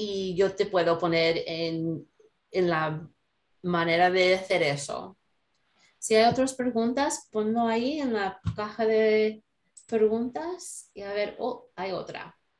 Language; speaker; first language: Spanish; non-native, learner; English